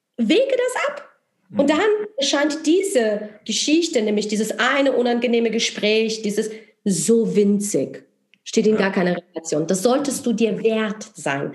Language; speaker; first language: German; non-native, fluent; Polish